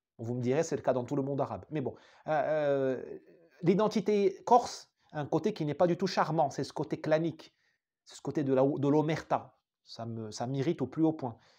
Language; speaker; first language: French; non-native, local second language; Arabic